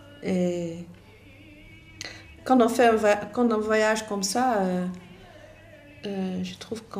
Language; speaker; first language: French; non-native, fluent; Dutch